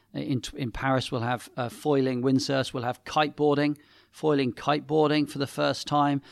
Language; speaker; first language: English; native; English